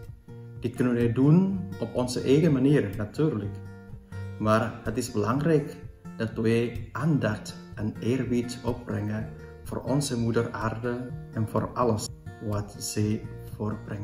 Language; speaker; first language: Dutch; non-native, fluent; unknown